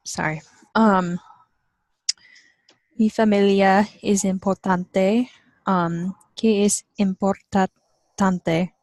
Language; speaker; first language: Spanish; non-native, learner; English